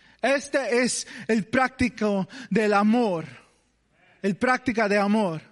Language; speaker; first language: Spanish; early bilingual, heritage; English